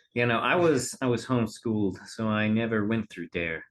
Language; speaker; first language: English; native; English